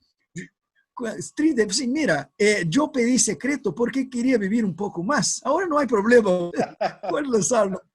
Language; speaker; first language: Spanish; non-native, fluent; Portuguese